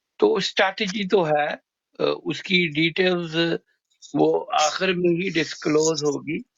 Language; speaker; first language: Urdu; native; Urdu